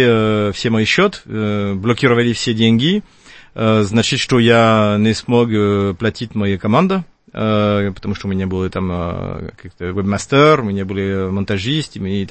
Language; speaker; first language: Russian; non-native, fluent; French